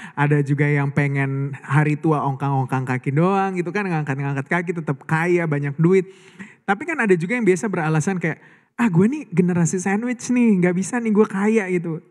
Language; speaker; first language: Indonesian; native; Indonesian